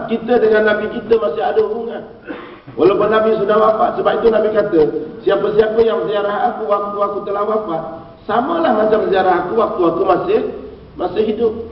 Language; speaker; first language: Malay; native; Malay